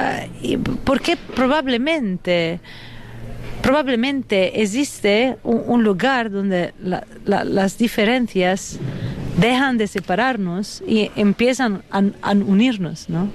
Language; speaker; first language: Spanish; non-native, fluent; Italian